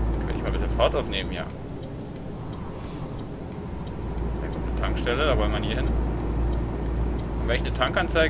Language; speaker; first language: German; native; German